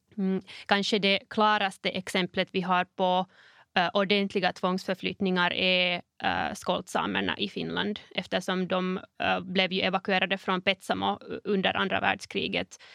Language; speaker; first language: Swedish; native; Swedish